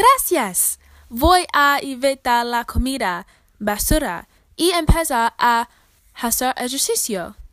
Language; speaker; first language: Spanish; non-native, learner; English